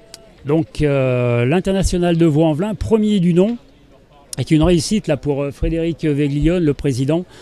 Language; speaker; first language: French; native; French